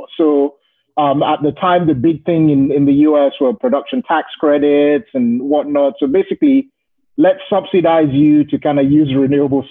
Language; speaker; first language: English; non-native, local second language; Yoruba